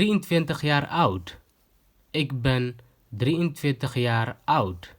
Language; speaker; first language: Dutch; non-native, learner; Tigrinya